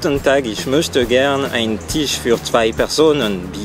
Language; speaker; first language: German; non-native, fluent; French